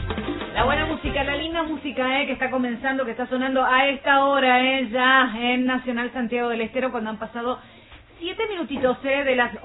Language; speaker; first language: Spanish; native; Spanish